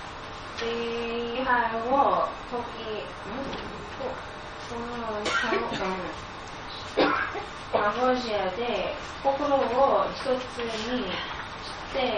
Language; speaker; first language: Japanese; non-native, learner; English